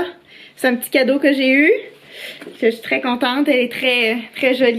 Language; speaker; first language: French; native; French